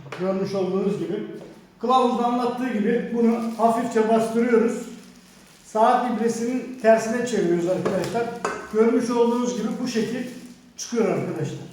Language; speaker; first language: Turkish; native; Turkish